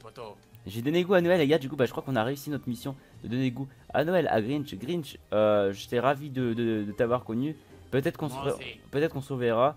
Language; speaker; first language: French; native; French